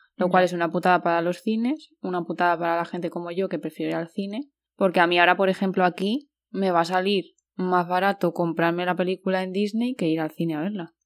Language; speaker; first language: Spanish; native; Spanish